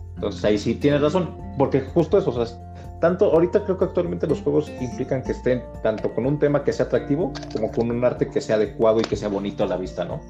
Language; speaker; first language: Spanish; native; Spanish